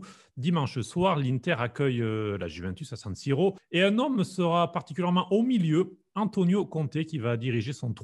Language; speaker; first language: French; native; French